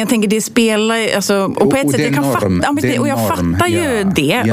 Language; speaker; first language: Swedish; native; Swedish